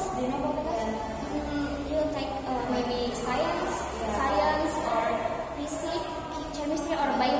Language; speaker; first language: English; non-native, learner; Indonesian